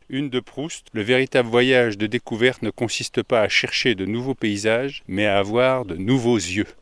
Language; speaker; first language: French; native; French